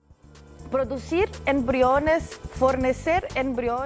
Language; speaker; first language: Spanish; non-native, fluent; Portuguese